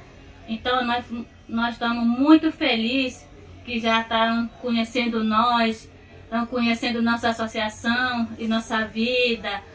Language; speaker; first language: Portuguese; non-native, local second language; Ticuna